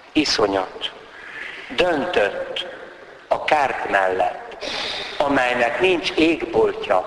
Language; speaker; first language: Hungarian; native; Hungarian